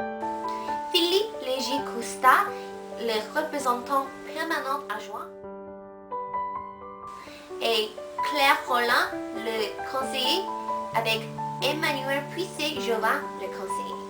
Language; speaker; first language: French; non-native, learner; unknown